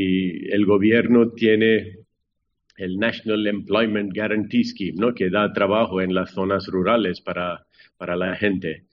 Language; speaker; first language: Spanish; non-native, fluent; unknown